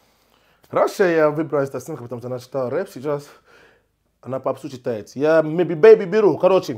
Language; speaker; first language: Russian; non-native, learner; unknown